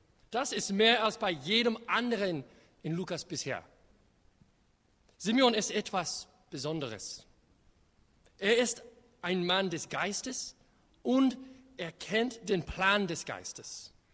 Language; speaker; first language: German; non-native, learner; English